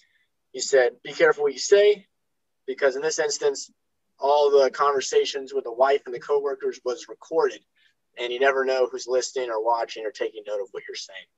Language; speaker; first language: English; native; English